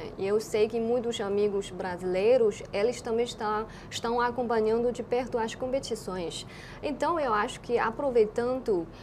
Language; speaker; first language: Portuguese; non-native, fluent; Chinese